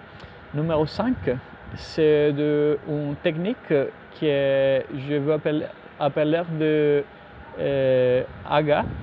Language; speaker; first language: French; non-native, fluent; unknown